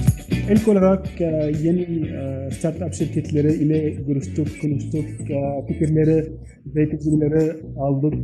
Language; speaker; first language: Turkish; non-native, learner; Arabic